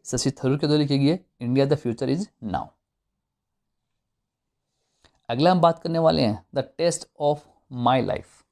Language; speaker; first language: Hindi; native; Hindi